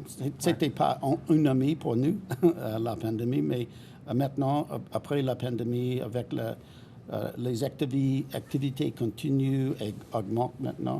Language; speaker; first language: French; non-native, fluent; English